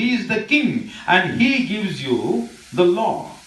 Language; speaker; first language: English; non-native, local second language; Tamil